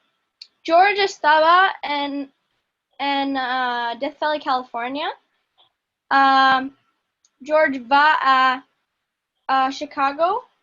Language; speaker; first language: Spanish; non-native, learner; English